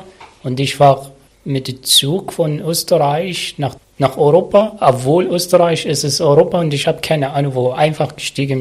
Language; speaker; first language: German; non-native, learner; Arabic